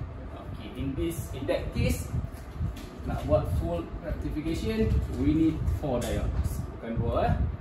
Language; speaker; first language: English; non-native, local second language; Malay